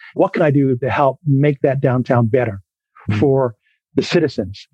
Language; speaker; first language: English; native; English